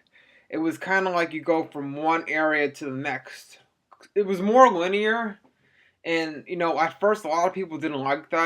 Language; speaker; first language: English; native; English